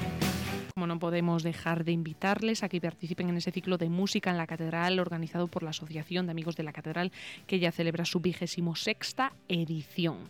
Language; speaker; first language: Spanish; native; Spanish